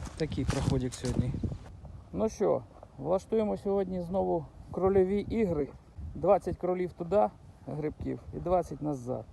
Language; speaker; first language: Ukrainian; non-native, local second language; Russian